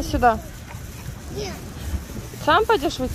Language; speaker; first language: Russian; native; Russian